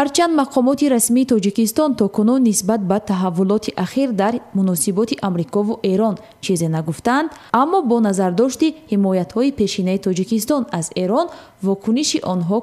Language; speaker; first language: Tajik; native; Tajik